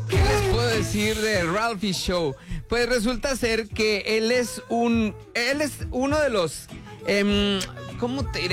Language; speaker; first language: Spanish; native; Spanish